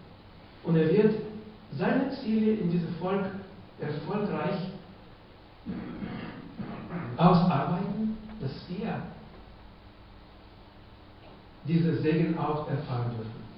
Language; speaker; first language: German; non-native, fluent; Russian